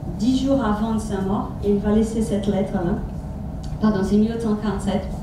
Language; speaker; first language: French; non-native, fluent; Portuguese